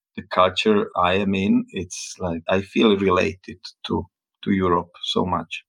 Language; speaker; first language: English; non-native, fluent; Czech